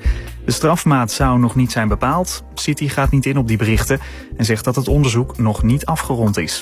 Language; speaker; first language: Dutch; native; Dutch